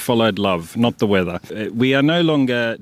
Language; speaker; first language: English; native; English